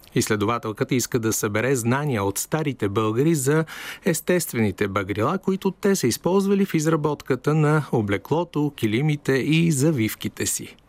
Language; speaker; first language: Bulgarian; native; Bulgarian